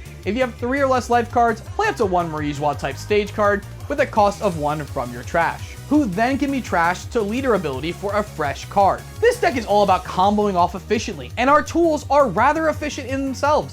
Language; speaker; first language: English; native; English